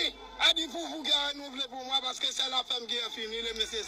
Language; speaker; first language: French; non-native, learner; Haitian Creole